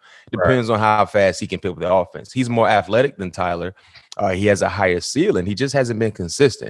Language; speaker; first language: English; native; English